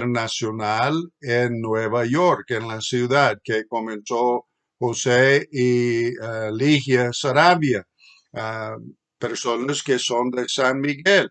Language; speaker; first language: Spanish; non-native, fluent; English